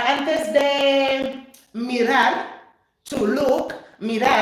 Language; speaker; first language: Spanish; non-native, fluent; English